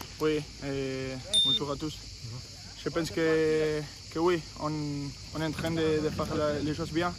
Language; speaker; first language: French; non-native, fluent; Spanish